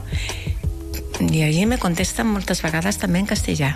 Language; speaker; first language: Catalan; non-native, local second language; Galician